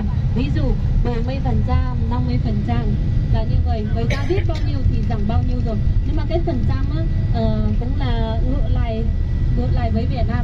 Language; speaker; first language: Vietnamese; non-native, fluent; Chinese